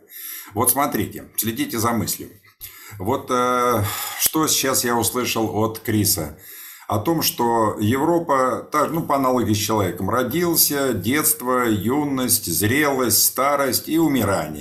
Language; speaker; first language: Russian; native; Russian